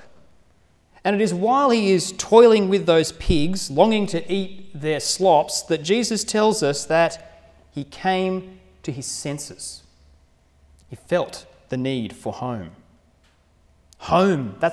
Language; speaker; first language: English; native; English